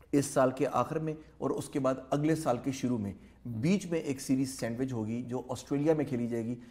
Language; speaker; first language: Urdu; native; Urdu